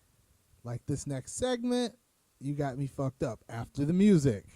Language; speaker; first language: English; native; English